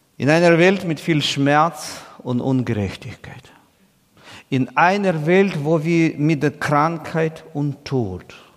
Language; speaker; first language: German; non-native, fluent; Russian